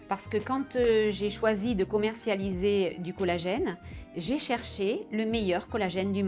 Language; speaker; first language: French; native; French